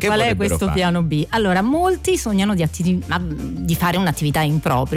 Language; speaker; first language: Italian; native; Italian